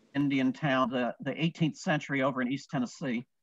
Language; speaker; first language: English; native; English